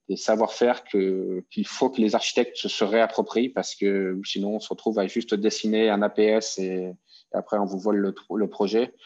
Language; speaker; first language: French; native; French